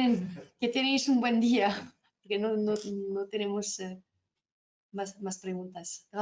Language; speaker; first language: Spanish; non-native, fluent; French